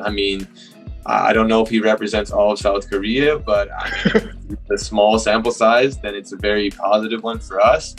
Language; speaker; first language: English; native; English